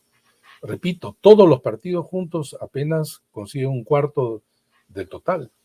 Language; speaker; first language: Spanish; native; Spanish